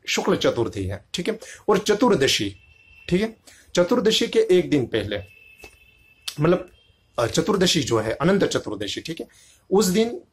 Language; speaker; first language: Hindi; non-native, local second language; Gujarati